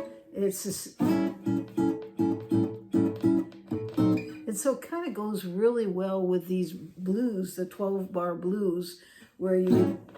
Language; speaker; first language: English; native; English